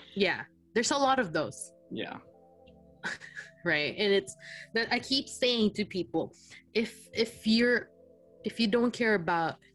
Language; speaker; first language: English; non-native, local second language; Filipino